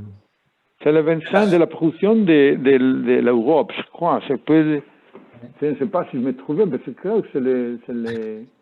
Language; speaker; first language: French; non-native, learner; Spanish